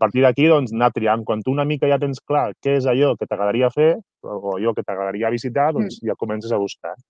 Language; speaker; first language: Catalan; native; Catalan